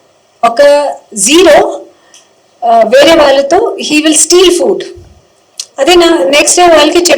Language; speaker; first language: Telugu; non-native, learner; Hindi